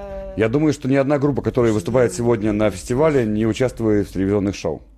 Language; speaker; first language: Russian; native; Russian